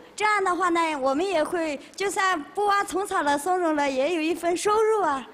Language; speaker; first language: Chinese; non-native, local second language; Tibetan